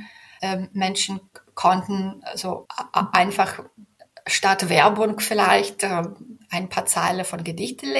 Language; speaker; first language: German; non-native, fluent; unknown